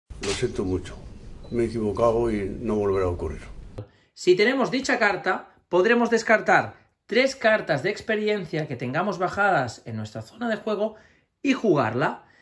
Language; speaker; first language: Spanish; native; Spanish